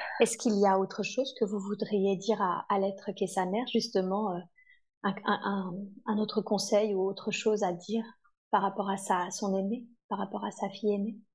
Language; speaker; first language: French; native; French